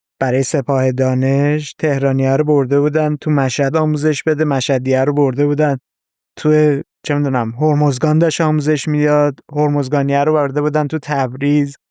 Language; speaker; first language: Persian; native; Persian